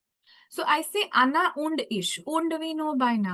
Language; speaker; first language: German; non-native, fluent; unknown